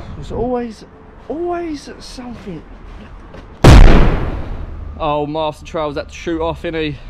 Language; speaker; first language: English; native; English